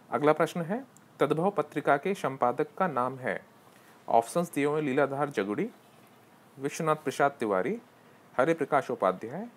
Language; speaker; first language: Hindi; native; Hindi